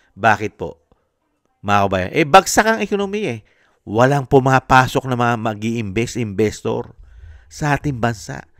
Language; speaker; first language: Filipino; native; Filipino